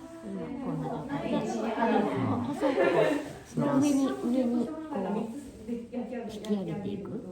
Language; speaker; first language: Japanese; native; Japanese